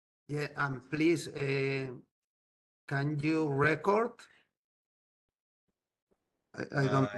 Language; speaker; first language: English; non-native, learner; Spanish